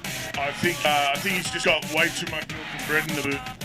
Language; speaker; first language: English; native; English